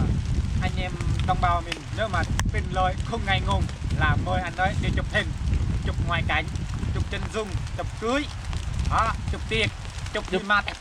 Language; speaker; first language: Vietnamese; non-native, local second language; Jarai